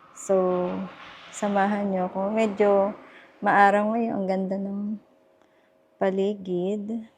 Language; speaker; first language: Filipino; native; Filipino